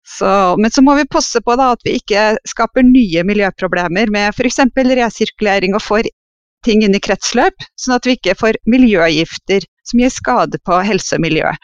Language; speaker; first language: Norwegian; native; Norwegian